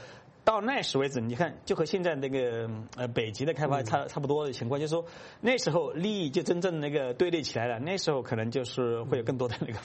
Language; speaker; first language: Chinese; native; Chinese